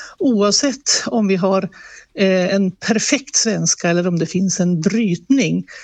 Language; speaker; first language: Swedish; native; Swedish